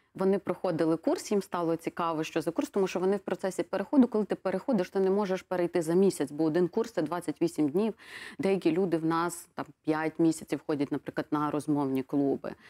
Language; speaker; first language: Ukrainian; native; Ukrainian